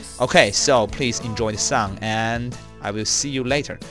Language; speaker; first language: English; non-native, fluent; Chinese